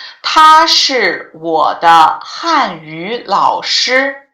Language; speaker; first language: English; non-native, learner; Chinese